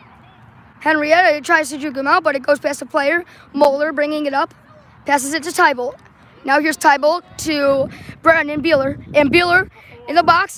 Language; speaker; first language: English; native; English